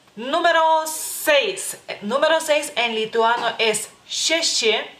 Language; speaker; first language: Spanish; non-native, fluent; Lithuanian